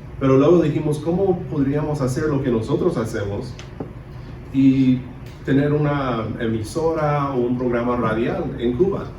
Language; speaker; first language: Spanish; early bilingual, other home language; English